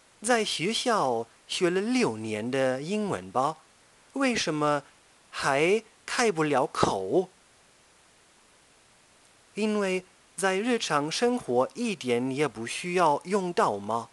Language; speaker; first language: Chinese; non-native, fluent; German